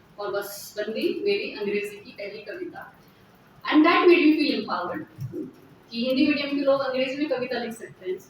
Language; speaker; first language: Hindi; native; Hindi